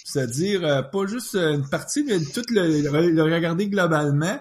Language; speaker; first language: French; native; French